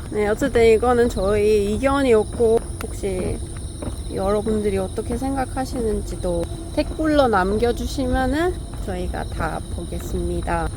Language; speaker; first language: Korean; non-native, fluent; Persian